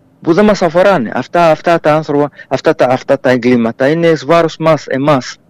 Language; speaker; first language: Greek; non-native, fluent; Arabic